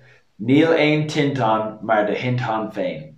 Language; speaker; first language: Irish; non-native, local second language; English